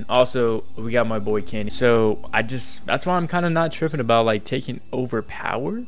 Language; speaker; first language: English; native; English